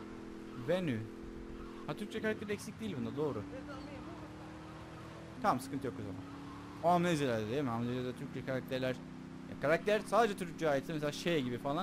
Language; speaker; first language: Turkish; native; Turkish